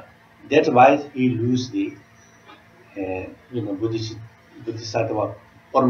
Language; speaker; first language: English; non-native, learner; Tibetan